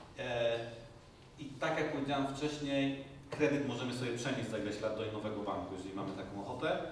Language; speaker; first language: Polish; native; Polish